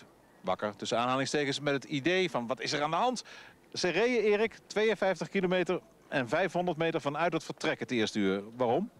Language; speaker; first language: Dutch; native; Dutch